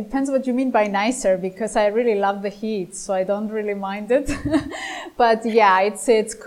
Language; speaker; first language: English; non-native, fluent; Greek